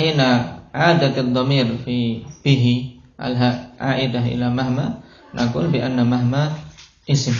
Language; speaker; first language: Arabic; non-native, fluent; Indonesian